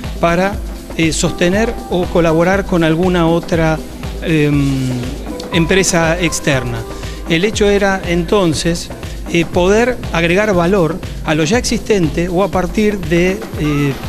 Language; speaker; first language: Spanish; native; Spanish